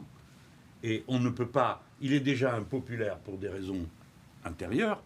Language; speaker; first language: French; native; French